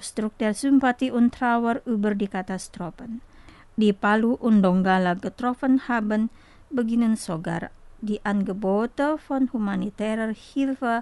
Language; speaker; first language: German; non-native, fluent; Indonesian